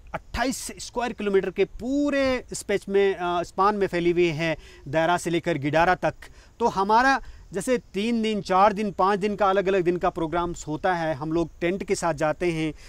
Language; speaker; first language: Hindi; native; Hindi